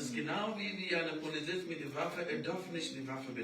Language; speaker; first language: German; non-native, learner; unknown